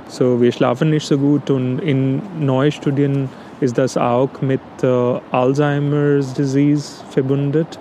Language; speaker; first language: German; non-native, fluent; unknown